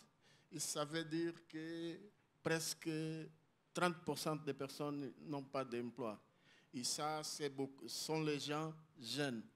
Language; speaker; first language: French; non-native, learner; Portuguese